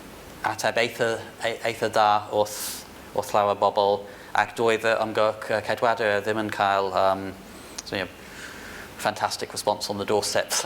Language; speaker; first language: Welsh; non-native, fluent; English